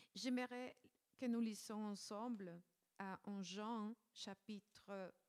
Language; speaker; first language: French; non-native, fluent; Spanish